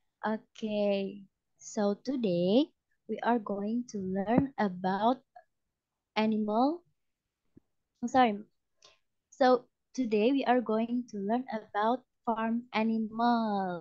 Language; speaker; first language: English; non-native, fluent; Indonesian